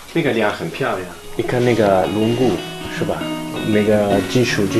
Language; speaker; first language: Chinese; non-native, learner; Italian